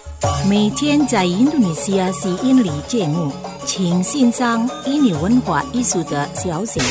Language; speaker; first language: Chinese; non-native, fluent; Indonesian